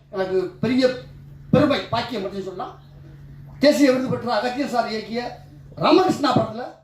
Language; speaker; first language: Tamil; native; Tamil